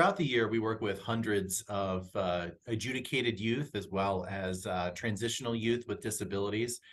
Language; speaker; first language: English; native; English